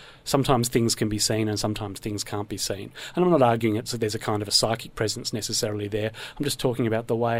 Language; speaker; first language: English; native; English